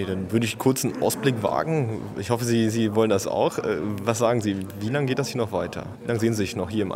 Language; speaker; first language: German; native; German